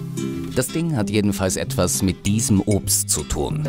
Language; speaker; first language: German; native; German